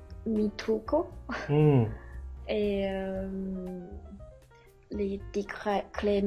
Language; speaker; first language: Italian; non-native, learner; Chinese